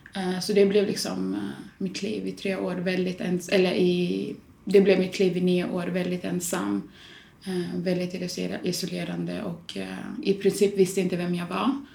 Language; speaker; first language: Swedish; early bilingual, other home language; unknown